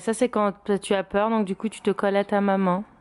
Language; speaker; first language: French; native; French